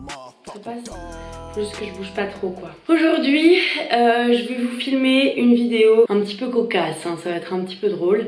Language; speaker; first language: French; native; French